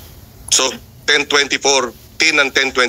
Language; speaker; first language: Filipino; native; Filipino